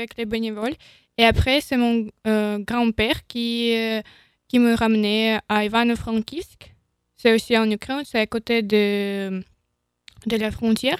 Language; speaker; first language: French; non-native, learner; Ukrainian